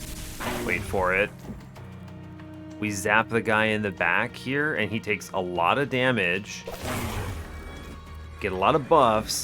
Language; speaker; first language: English; native; English